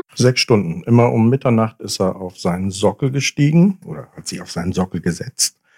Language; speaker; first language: German; native; German